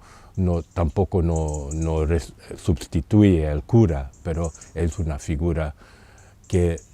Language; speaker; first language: Spanish; non-native, fluent; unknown